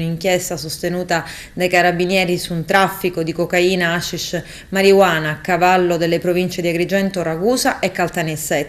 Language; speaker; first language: Italian; native; Italian